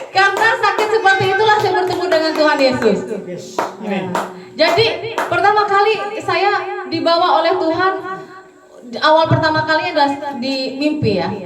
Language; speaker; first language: Indonesian; non-native, local second language; Madurese